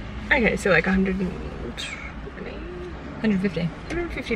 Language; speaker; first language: English; native; English